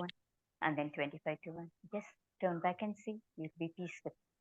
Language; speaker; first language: English; non-native, local second language; Telugu